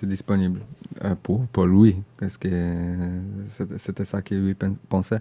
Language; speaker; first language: French; non-native, learner; Indonesian